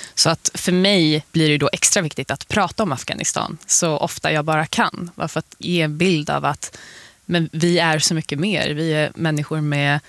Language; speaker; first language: Swedish; early bilingual, other home language; Persian